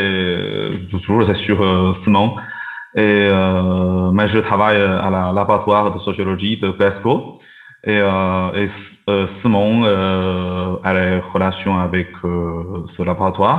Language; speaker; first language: French; non-native, learner; Chinese